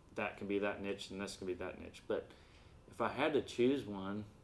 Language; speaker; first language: English; native; English